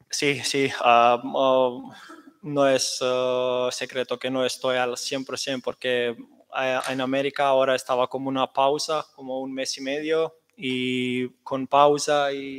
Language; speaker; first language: Spanish; non-native, fluent; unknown